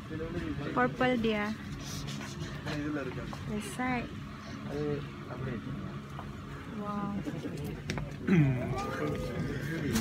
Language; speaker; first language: English; non-native, local second language; Filipino